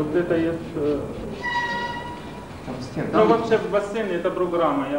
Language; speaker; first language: Russian; non-native, learner; Arabic